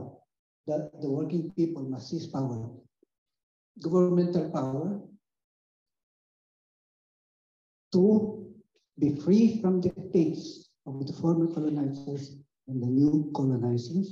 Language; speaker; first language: English; non-native, local second language; Filipino